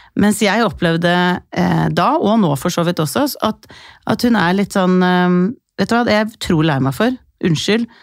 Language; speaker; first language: Norwegian; early bilingual, other home language; Icelandic